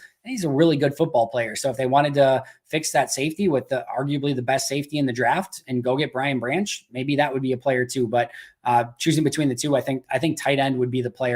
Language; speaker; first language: English; native; English